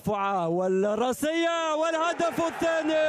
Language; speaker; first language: Arabic; native; Arabic